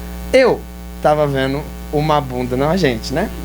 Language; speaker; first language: Portuguese; native; Portuguese